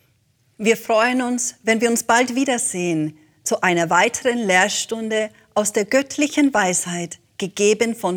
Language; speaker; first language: German; native; German